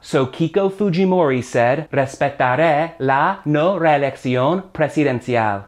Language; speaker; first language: Spanish; non-native, fluent; English